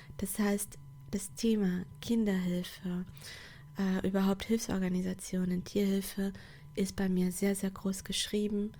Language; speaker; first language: German; non-native, fluent; Portuguese